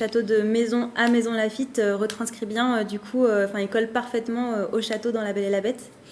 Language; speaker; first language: French; native; French